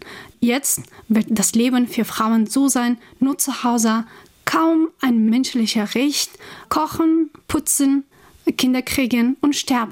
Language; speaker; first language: German; non-native, fluent; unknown